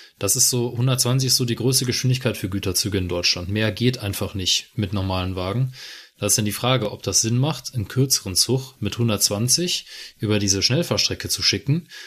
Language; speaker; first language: German; native; German